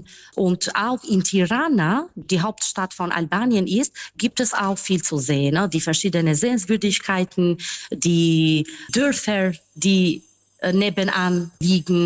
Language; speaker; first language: German; non-native, fluent; Albanian